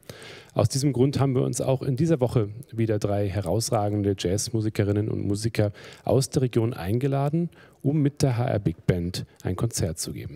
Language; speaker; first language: German; native; German